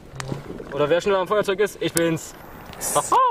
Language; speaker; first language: German; native; German